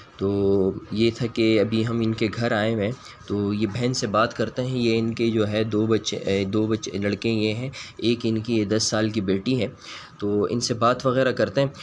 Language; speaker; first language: Urdu; non-native, local second language; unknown